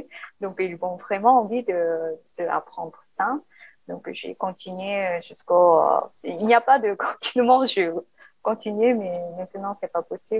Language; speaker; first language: French; non-native, learner; Korean